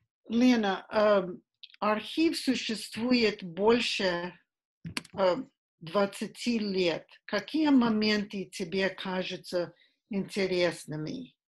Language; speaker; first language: Russian; non-native, fluent; English